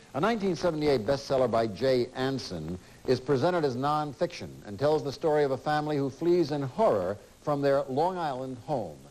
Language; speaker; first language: English; native; English